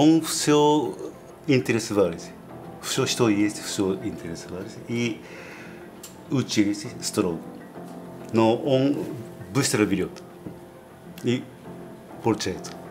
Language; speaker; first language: Russian; non-native, learner; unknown